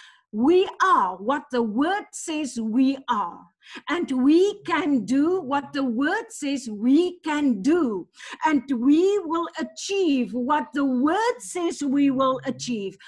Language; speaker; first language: English; non-native, local second language; Afrikaans